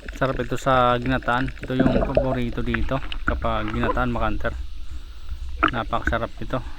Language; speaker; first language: Filipino; non-native, local second language; Bikol